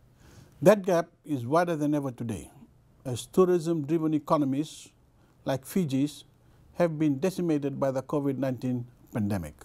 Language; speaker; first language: English; non-native, local second language; Fijian